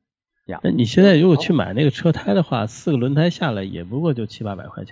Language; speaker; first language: Chinese; native; Chinese